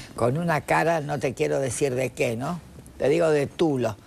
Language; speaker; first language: Spanish; native; Spanish